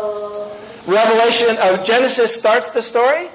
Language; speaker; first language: English; native; English